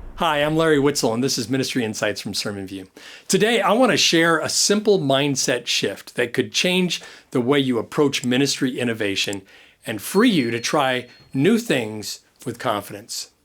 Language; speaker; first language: English; native; English